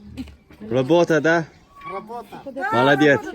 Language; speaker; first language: Russian; non-native, learner; English